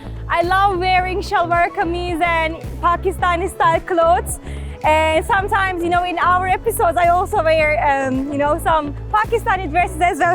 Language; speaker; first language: English; non-native, fluent; Turkish